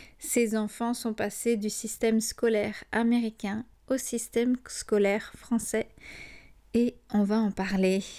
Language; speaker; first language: French; native; French